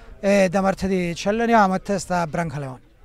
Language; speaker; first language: Italian; native; Italian